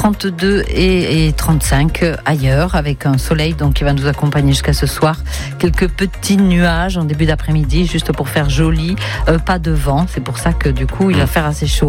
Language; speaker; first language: French; native; French